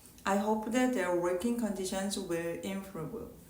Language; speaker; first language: English; non-native, learner; Korean